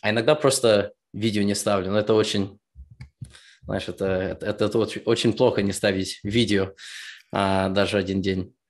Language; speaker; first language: Russian; early bilingual, heritage; Russian